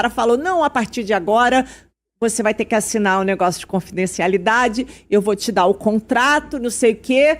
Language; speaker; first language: Portuguese; native; Portuguese